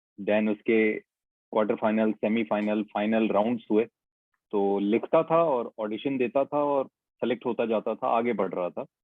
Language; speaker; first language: Hindi; native; Hindi